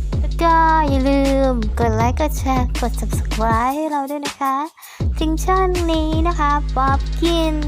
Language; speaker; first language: Thai; native; Thai